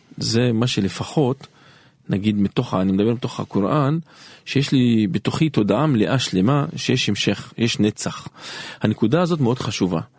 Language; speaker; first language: Hebrew; non-native, local second language; Arabic